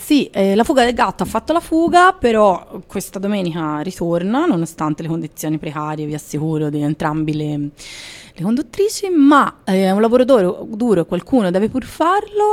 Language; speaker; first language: Italian; native; Italian